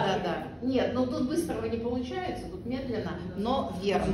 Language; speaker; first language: Russian; native; Russian